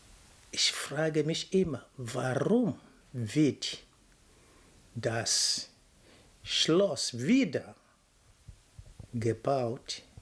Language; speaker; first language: German; non-native, fluent; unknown